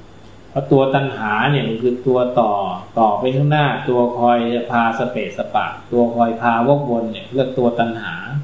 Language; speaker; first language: Thai; native; Thai